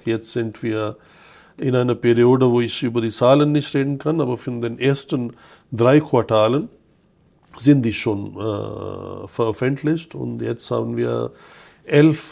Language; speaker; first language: German; non-native, fluent; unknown